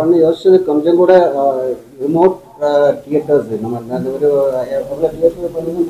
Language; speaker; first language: Tamil; non-native, local second language; Malayalam